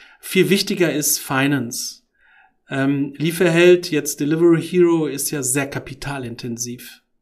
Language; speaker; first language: German; early bilingual, other home language; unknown